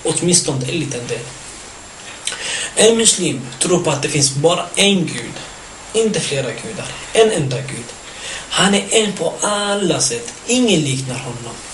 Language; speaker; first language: Swedish; early bilingual, other home language; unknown